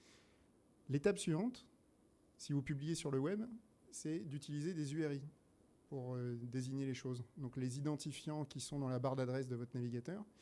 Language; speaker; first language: French; native; French